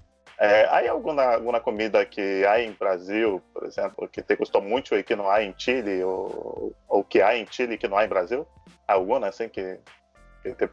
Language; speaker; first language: Spanish; non-native, learner; Portuguese